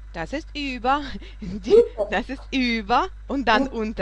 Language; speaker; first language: German; non-native, fluent; Russian